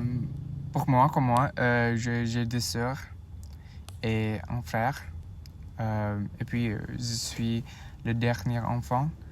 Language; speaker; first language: French; non-native, learner; Indonesian